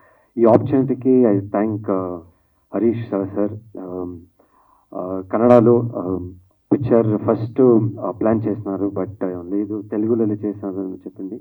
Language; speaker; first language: Telugu; non-native, learner; Kannada